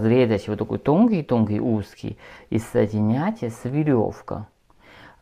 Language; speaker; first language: Russian; non-native, learner; Chinese